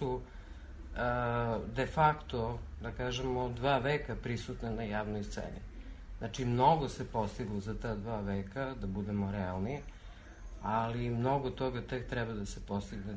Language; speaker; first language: Serbian; native; Serbian